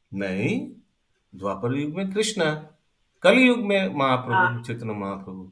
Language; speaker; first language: Hindi; non-native, local second language; Bangla